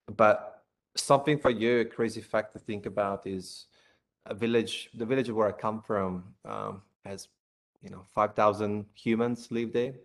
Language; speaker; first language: English; non-native, fluent; Italian